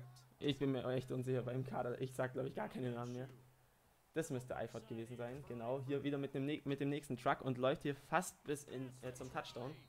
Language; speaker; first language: German; native; German